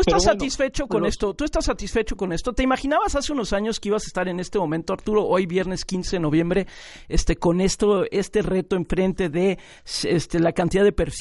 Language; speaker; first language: Spanish; native; Spanish